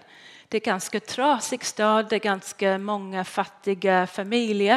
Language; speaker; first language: Swedish; non-native, fluent; English